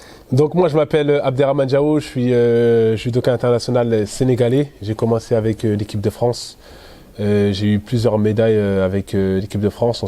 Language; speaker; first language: French; native; French